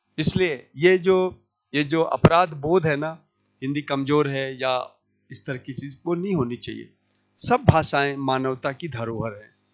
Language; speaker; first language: Hindi; native; Hindi